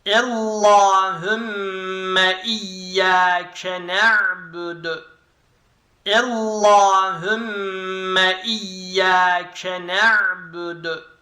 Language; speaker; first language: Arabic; non-native, fluent; Turkish